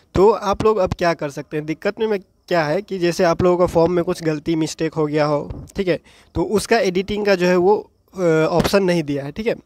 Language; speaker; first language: Hindi; native; Hindi